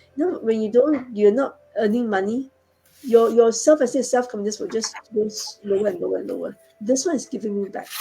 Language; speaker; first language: English; non-native, local second language; Chinese